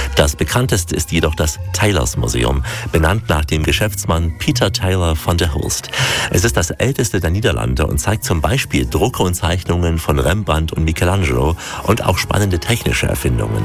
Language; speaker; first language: German; native; German